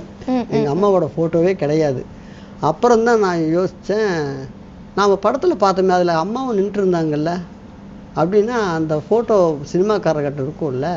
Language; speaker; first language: Tamil; native; Tamil